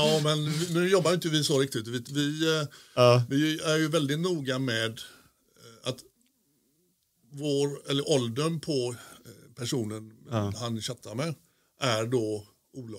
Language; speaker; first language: Swedish; native; Swedish